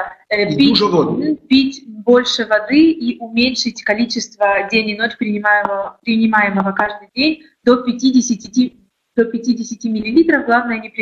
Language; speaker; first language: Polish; non-native, learner; Russian